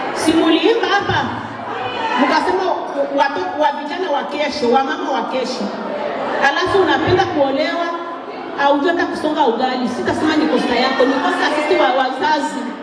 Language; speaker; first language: Swahili; non-native, local second language; Bembe